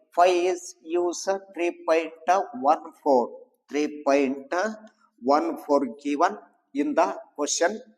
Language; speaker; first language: English; non-native, local second language; Kannada